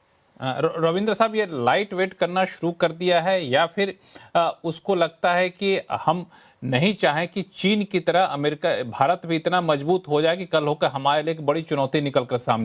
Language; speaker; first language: Hindi; native; Hindi